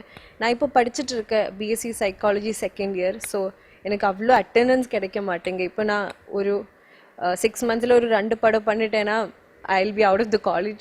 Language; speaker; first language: Tamil; non-native, learner; Malayalam